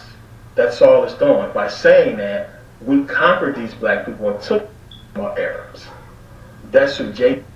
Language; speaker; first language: English; native; English